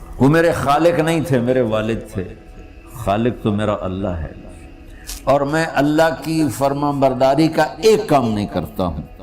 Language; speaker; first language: Urdu; non-native, local second language; Punjabi